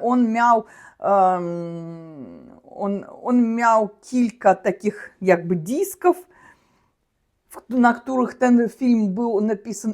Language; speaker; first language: Polish; non-native, learner; Russian